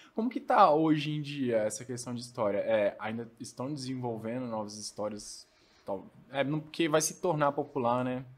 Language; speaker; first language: Portuguese; native; Portuguese